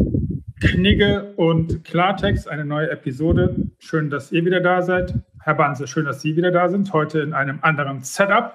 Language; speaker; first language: German; native; German